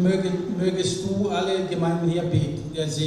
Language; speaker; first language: German; non-native, fluent; French